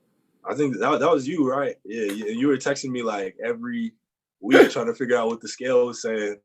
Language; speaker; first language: English; native; English